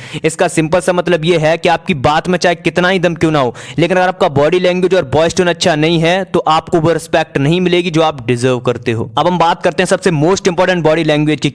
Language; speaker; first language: Hindi; native; Hindi